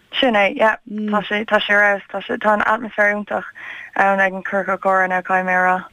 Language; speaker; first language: Irish; non-native, local second language; English